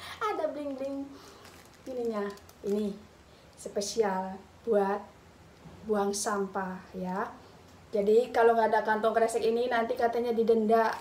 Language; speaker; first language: Indonesian; native; Indonesian